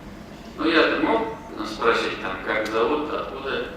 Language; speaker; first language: Russian; non-native, local second language; Tatar